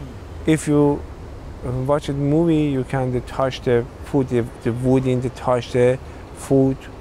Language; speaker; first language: English; non-native, learner; Persian